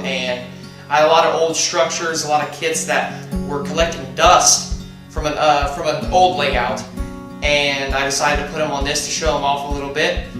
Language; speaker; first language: English; native; English